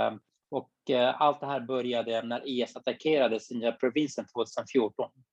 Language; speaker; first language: Swedish; non-native, fluent; Kurdish